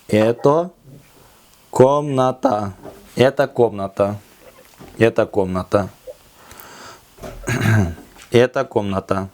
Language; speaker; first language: Russian; non-native, local second language; Kyrgyz